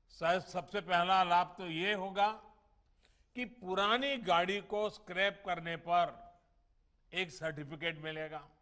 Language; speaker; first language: Hindi; non-native, local second language; Gujarati